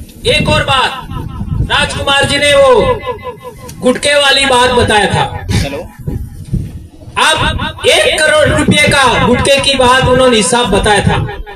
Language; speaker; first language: Hindi; non-native, local second language; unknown